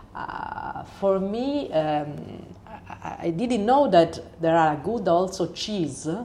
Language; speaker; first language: English; non-native, learner; Italian